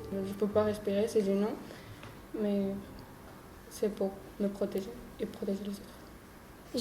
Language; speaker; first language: French; non-native, learner; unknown